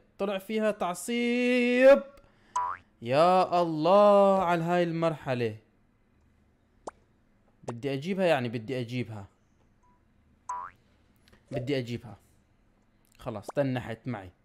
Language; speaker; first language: Arabic; native; Arabic